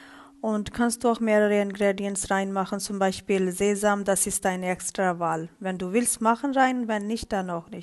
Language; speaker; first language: German; non-native, learner; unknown